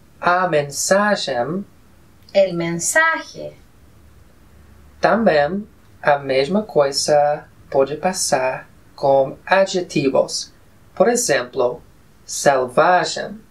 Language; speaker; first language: Portuguese; non-native, fluent; Spanish